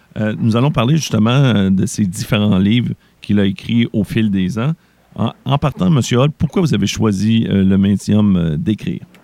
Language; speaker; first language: French; native; French